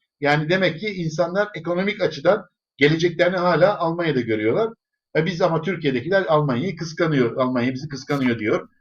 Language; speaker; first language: Turkish; early bilingual, other home language; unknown